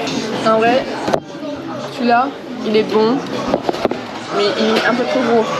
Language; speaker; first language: French; native; French